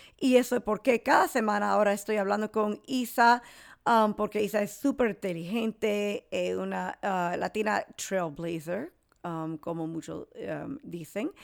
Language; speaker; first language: Spanish; early bilingual, heritage; English